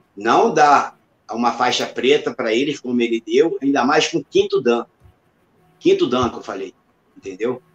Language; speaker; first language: Portuguese; native; Portuguese